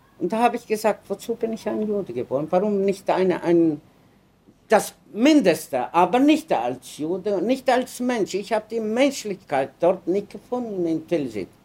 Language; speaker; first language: German; non-native, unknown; Yiddish